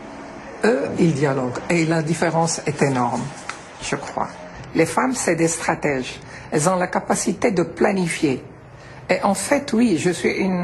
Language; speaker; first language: French; non-native, local second language; Arabic